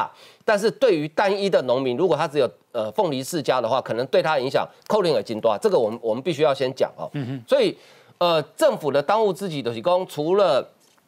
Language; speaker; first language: Chinese; native; Chinese